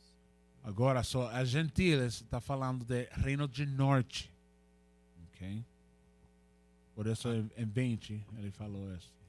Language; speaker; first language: Portuguese; non-native, fluent; Spanish